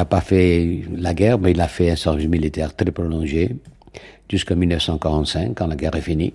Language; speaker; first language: French; non-native, fluent; Catalan